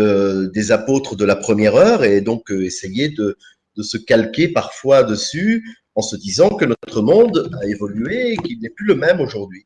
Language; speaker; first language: French; native; French